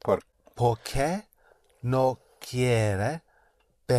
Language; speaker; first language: Spanish; non-native, learner; English